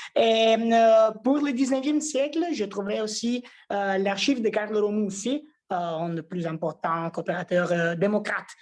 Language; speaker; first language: French; non-native, fluent; Italian